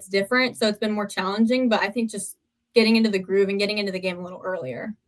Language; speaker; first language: English; native; English